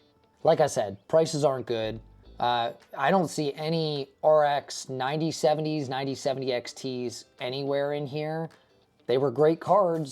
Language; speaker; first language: English; native; English